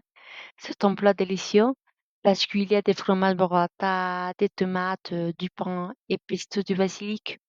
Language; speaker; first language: French; non-native, learner; Spanish